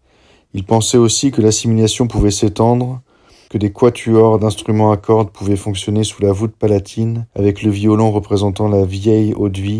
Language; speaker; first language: French; native; French